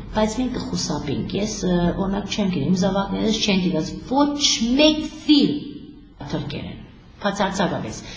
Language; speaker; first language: Armenian; early bilingual, heritage; Armenian